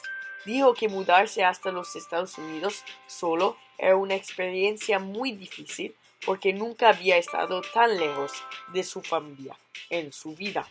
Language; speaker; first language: Spanish; non-native, fluent; English